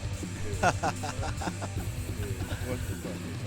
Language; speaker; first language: English; native; English